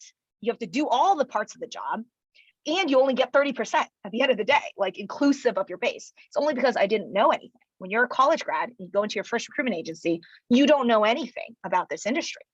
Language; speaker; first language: English; early bilingual, other home language; Chinese